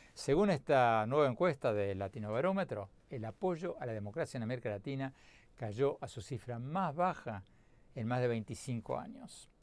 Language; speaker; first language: Spanish; native; Spanish